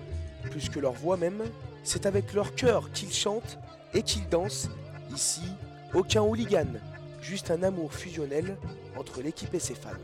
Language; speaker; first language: French; native; French